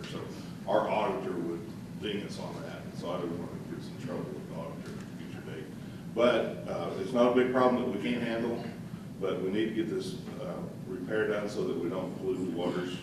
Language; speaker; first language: English; native; English